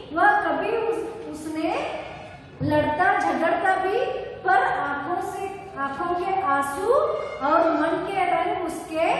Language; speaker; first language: Hindi; non-native, local second language; Kannada